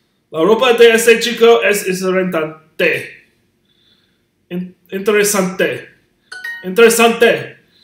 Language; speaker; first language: Spanish; non-native, learner; English